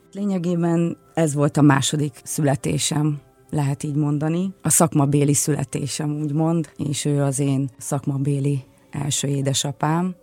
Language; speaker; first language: Hungarian; early bilingual, other home language; Russian